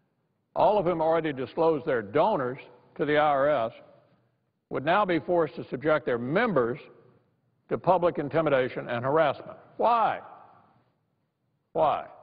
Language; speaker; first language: English; native; English